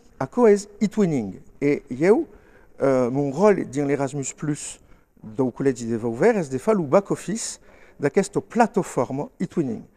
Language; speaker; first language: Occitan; non-native, local second language; French